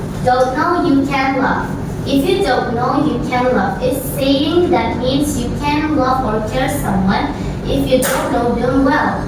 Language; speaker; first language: English; non-native, learner; Indonesian